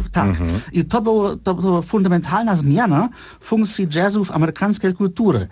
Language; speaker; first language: Polish; non-native, fluent; German